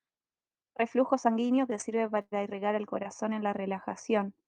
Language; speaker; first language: Spanish; native; Spanish